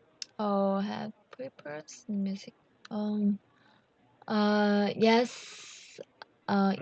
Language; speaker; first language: English; non-native, learner; Korean